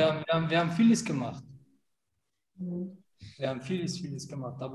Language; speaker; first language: German; non-native, fluent; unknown